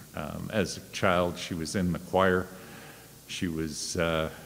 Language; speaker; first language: English; native; English